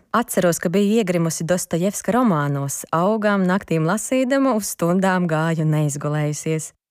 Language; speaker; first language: Latvian; non-native, local second language; Ukrainian